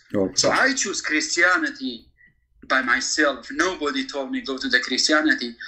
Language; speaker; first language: English; non-native, fluent; Kurdish